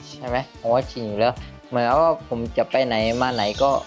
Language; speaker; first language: Thai; native; Thai